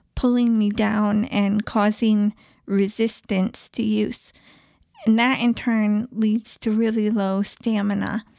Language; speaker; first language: English; native; English